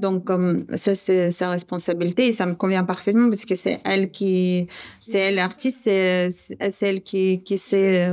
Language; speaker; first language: French; non-native, fluent; Russian